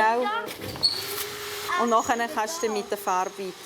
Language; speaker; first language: German; native; German